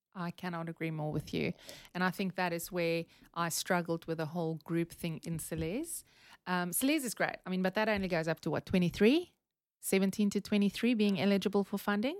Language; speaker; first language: English; non-native, local second language; Afrikaans